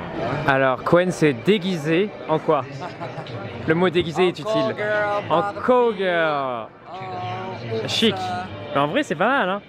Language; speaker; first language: French; native; French